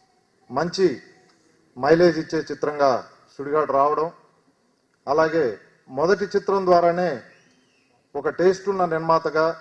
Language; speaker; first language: Telugu; native; Telugu